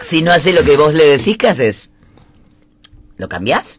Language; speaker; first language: Spanish; native; Spanish